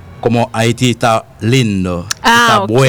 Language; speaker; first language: Spanish; non-native, learner; Haitian Creole